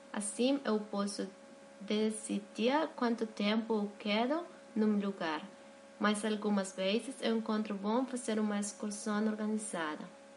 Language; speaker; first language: Portuguese; non-native, learner; Spanish